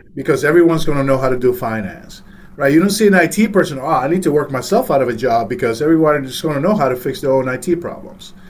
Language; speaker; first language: English; early bilingual, other home language; Spanish